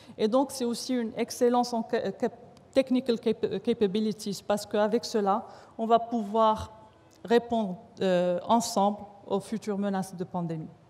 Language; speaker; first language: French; non-native, local second language; Arabic